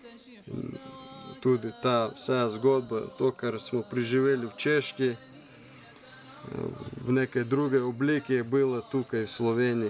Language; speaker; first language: Slovenian; non-native, learner; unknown